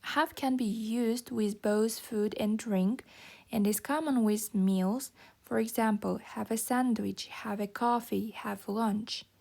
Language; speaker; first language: English; non-native, fluent; Kazakh